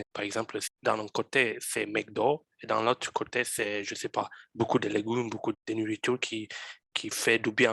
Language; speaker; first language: French; non-native, fluent; Romanian